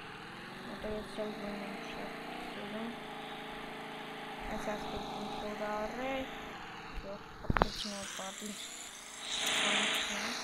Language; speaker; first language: Armenian; early bilingual, heritage; Armenian